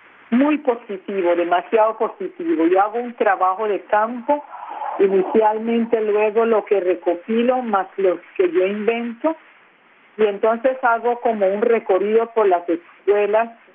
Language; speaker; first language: Spanish; non-native, local second language; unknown